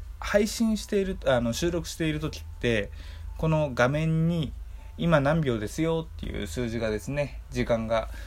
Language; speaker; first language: Japanese; native; Japanese